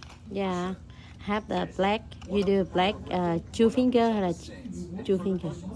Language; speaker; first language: English; non-native, learner; Vietnamese